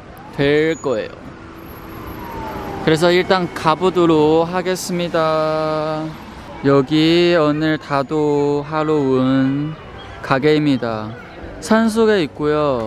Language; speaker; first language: Korean; non-native, fluent; Chinese